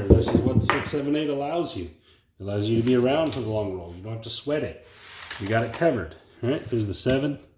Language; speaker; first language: English; native; English